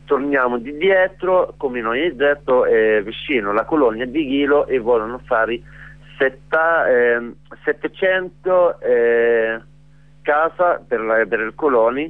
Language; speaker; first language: Italian; non-native, learner; Arabic